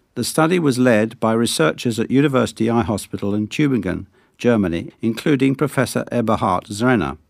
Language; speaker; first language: English; native; English